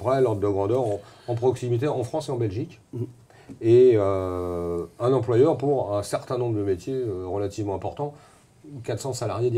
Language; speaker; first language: French; native; French